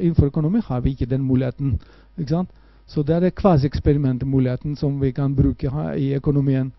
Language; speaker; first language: Norwegian; non-native, fluent; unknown